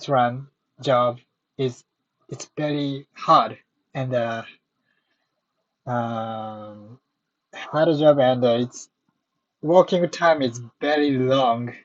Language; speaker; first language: English; non-native, learner; Japanese